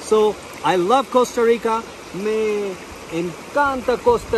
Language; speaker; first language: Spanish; non-native, learner; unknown